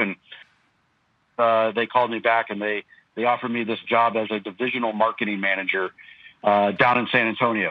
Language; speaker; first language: English; native; English